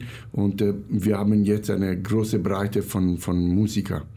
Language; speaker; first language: German; non-native, fluent; Italian